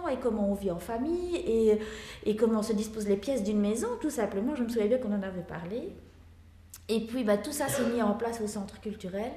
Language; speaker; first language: French; native; French